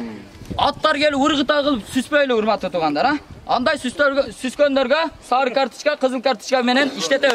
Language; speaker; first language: Kyrgyz; native; Kyrgyz